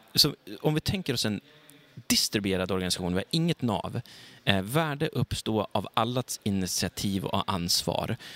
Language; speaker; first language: Swedish; native; Swedish